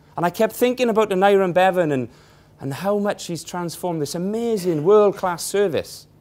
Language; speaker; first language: English; native; English